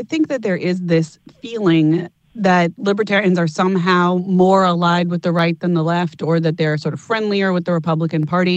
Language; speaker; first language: English; native; English